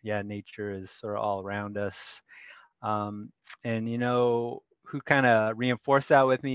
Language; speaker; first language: English; native; English